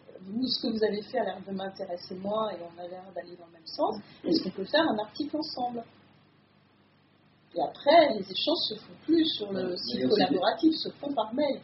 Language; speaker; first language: French; native; French